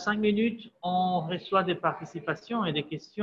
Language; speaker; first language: French; non-native, fluent; Spanish